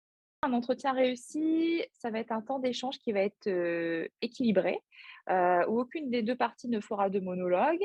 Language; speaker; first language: French; native; French